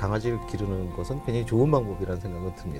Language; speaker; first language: Korean; native; Korean